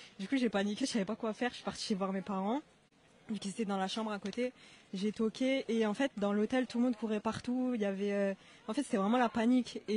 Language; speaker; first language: French; native; French